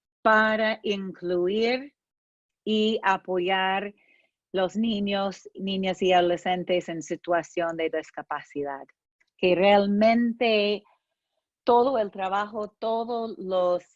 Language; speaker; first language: Spanish; non-native, fluent; English